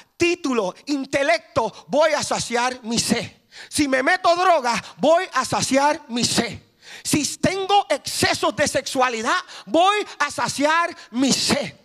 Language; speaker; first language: Spanish; early bilingual, heritage; Spanish